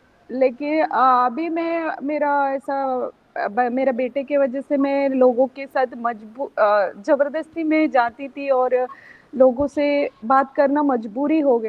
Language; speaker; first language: Hindi; non-native, local second language; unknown